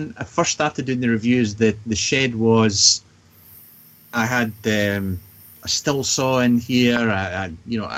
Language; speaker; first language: English; native; English